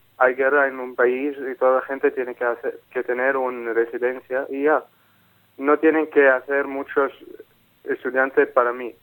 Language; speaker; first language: Spanish; non-native, learner; Arabic